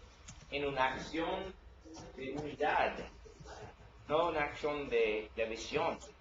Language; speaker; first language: Spanish; non-native, learner; English